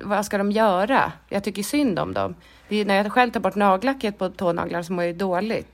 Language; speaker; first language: Swedish; native; Swedish